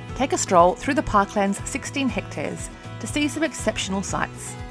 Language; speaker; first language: English; native; English